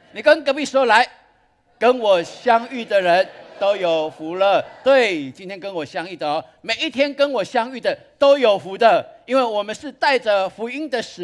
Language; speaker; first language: Chinese; native; Chinese